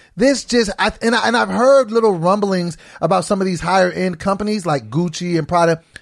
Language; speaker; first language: English; native; English